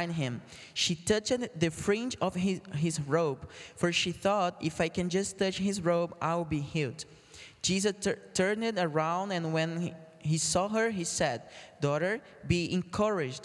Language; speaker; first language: English; non-native, fluent; Portuguese